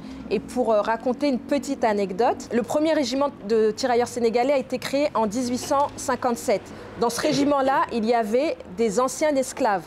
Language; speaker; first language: French; native; French